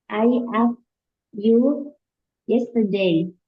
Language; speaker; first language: English; non-native, learner; Indonesian